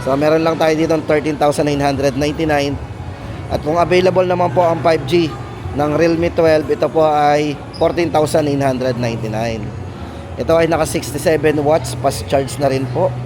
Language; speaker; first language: Filipino; native; Filipino